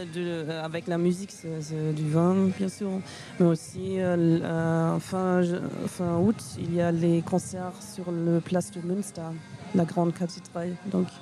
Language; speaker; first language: French; non-native, fluent; German